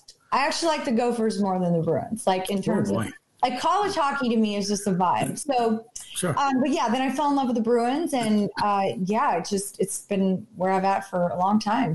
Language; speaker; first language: English; native; English